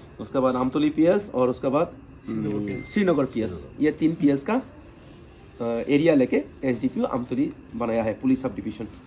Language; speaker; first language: Hindi; non-native, local second language; Kok Borok